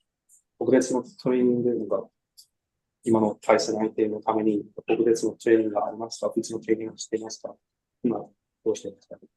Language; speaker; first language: Japanese; non-native, learner; English